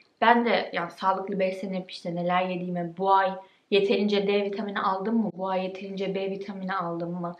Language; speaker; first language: Turkish; early bilingual, heritage; Turkish